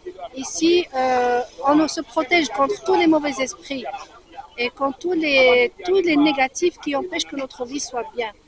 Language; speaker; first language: French; non-native, fluent; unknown